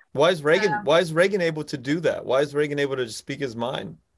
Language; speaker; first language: English; early bilingual, other home language; Vietnamese